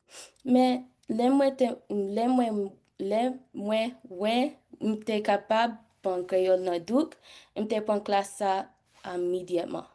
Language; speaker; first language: Haitian Creole; early bilingual, heritage; English